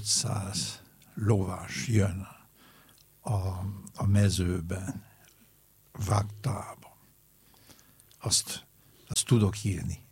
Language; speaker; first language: Hungarian; non-native, fluent; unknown